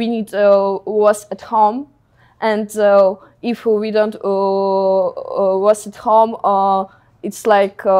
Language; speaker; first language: English; non-native, learner; Ukrainian